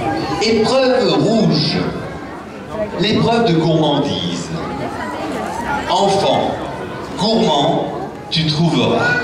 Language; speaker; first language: French; native; French